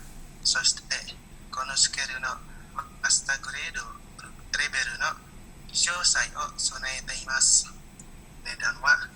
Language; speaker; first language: Japanese; non-native, learner; Indonesian